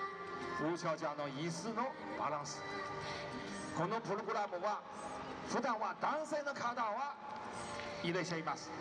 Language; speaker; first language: Japanese; non-native, learner; Chinese